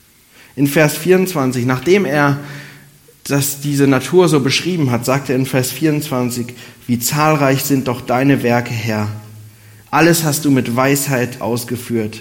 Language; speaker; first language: German; native; German